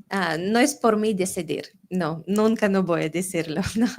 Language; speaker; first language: Spanish; non-native, fluent; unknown